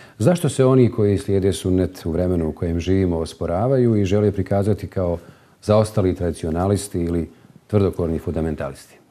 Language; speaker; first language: Bosnian; native; Bosnian